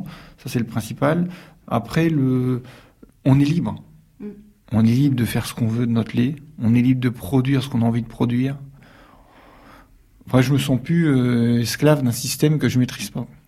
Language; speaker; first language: French; native; French